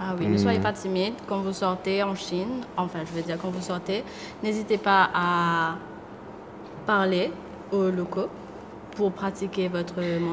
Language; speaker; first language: French; non-native, local second language; Morisyen